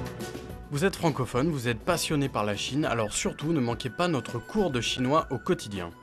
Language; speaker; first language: French; native; French